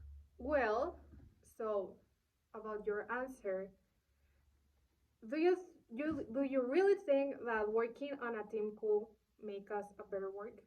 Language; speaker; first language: English; non-native, learner; Spanish